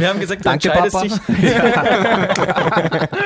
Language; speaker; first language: German; native; German